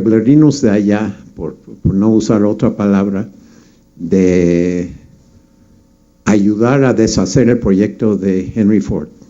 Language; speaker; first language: Spanish; non-native, fluent; English